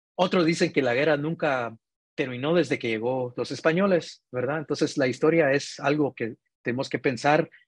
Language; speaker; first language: Spanish; early bilingual, heritage; Spanish